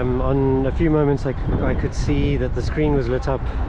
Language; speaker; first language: English; native; English